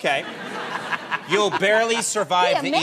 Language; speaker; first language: English; native; English